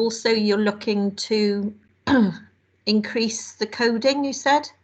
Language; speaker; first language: English; native; English